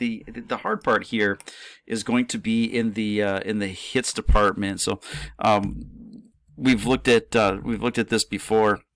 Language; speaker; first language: English; native; English